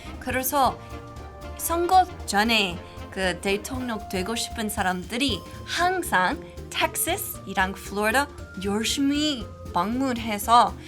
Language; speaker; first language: Korean; non-native, fluent; English